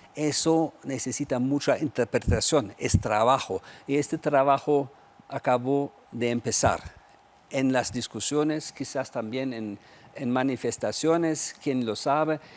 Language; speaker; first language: Spanish; non-native, fluent; German